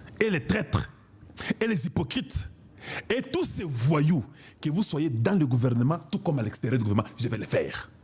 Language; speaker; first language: French; non-native, local second language; Lingala